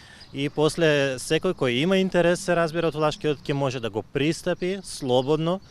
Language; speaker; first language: Macedonian; non-native, fluent; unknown